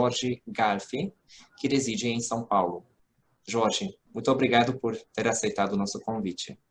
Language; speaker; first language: Portuguese; non-native, fluent; Hungarian